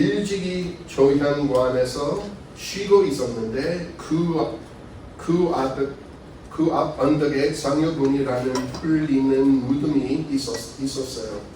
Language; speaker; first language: Korean; non-native, fluent; English